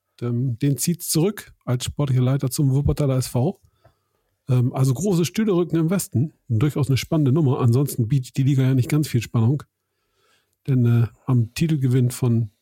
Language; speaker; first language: German; native; German